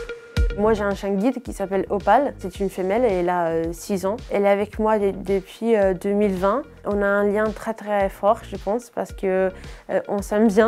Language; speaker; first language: French; non-native, fluent; Italian